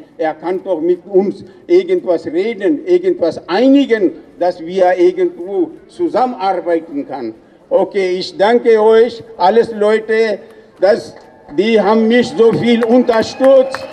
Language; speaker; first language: German; non-native, learner; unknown